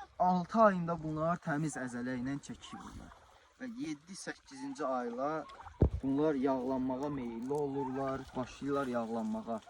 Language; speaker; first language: Azerbaijani; non-native, local second language; Lezghian